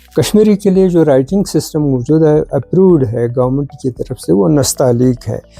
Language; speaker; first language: Urdu; non-native, local second language; Kashmiri